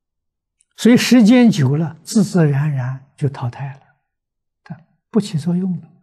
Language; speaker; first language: Chinese; native; Chinese